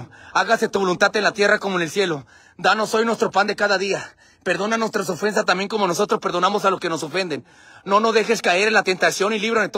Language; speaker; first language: Spanish; native; Spanish